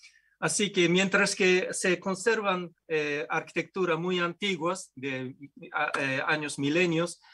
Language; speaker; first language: Spanish; non-native, fluent; Japanese